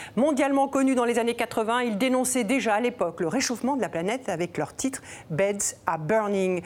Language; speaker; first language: French; native; French